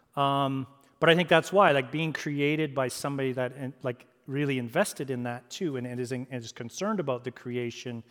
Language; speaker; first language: English; native; English